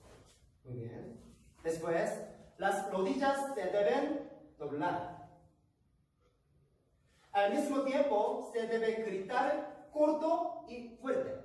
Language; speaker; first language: Spanish; non-native, learner; Korean